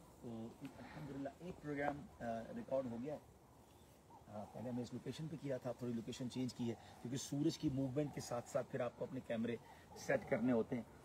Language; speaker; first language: Urdu; native; Urdu